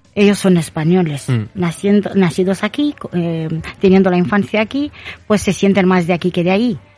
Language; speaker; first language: Spanish; non-native, fluent; Romanian